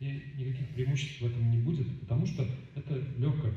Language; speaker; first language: Russian; native; Russian